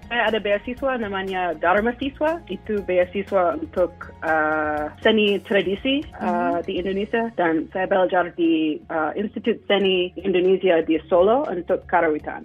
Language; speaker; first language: Indonesian; non-native, fluent; English